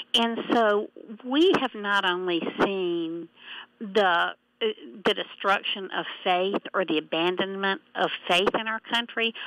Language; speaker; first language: English; native; English